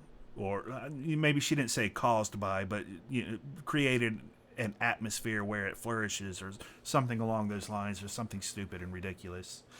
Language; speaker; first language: English; native; English